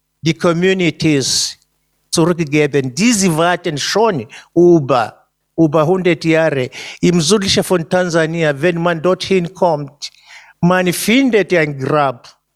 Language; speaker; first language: German; non-native, fluent; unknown